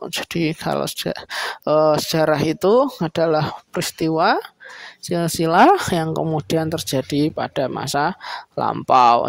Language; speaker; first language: Indonesian; native; Indonesian